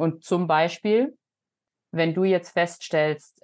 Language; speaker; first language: German; native; German